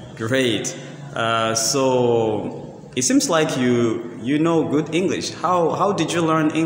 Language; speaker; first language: English; non-native, fluent; Rundi